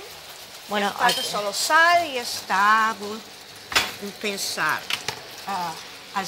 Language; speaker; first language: Spanish; non-native, fluent; Portuguese